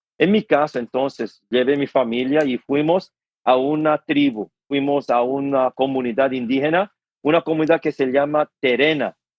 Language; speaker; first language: Spanish; non-native, fluent; Korean